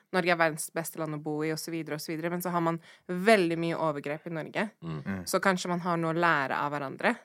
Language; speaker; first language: Norwegian; early bilingual, other home language; English